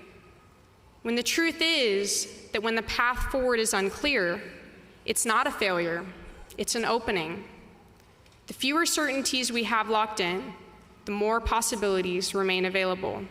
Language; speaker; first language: English; native; English